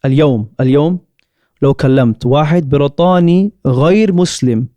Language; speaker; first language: Arabic; non-native, fluent; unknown